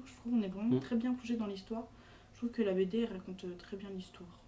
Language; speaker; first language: French; native; French